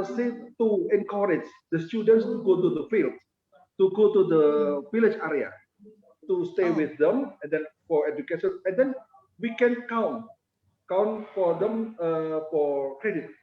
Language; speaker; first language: English; non-native, fluent; Indonesian